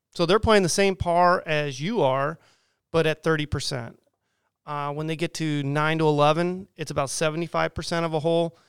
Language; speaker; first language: English; native; English